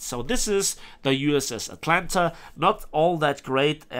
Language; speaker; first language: English; non-native, fluent; German